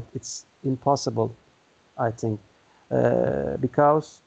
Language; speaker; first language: English; non-native, learner; Turkish